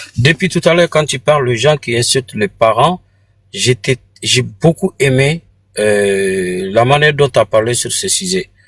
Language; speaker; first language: French; non-native, local second language; Bambara